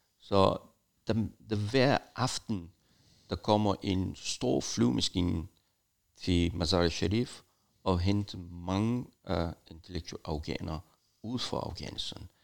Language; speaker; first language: Danish; non-native, fluent; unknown